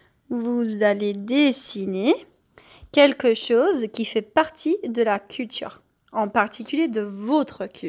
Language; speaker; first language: French; non-native, fluent; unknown